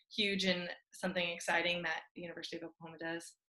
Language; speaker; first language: English; native; English